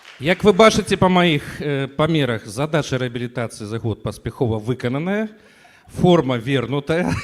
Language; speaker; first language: Belarusian; native; Belarusian